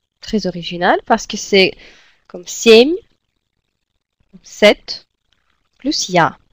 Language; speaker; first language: French; non-native, fluent; Russian